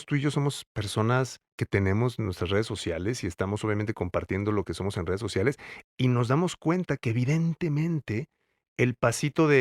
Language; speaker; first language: Spanish; native; Spanish